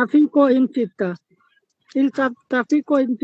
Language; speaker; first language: Italian; non-native, learner; Bangla